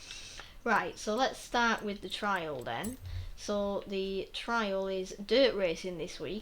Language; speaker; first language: English; native; English